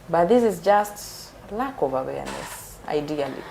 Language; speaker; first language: English; non-native, local second language; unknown